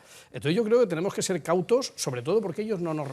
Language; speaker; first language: Spanish; native; Spanish